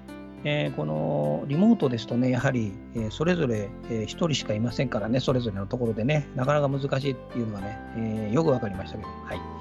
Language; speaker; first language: Japanese; native; Japanese